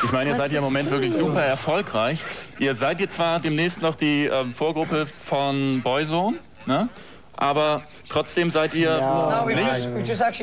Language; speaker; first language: German; native; German